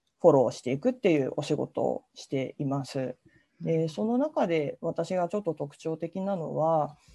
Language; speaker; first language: Japanese; native; Japanese